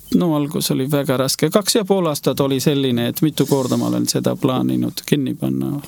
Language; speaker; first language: Estonian; non-native, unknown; Hindi